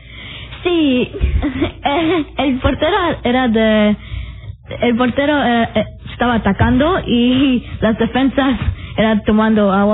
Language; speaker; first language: Spanish; early bilingual, heritage; Spanish